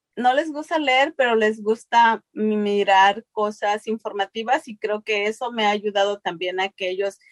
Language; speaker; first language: Spanish; native; Spanish